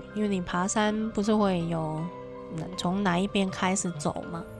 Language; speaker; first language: Chinese; non-native, fluent; Cantonese